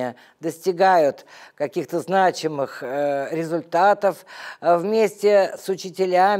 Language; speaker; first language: Russian; native; Russian